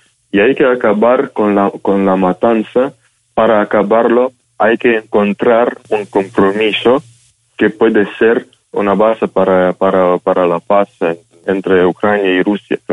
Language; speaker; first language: Spanish; non-native, fluent; Ukrainian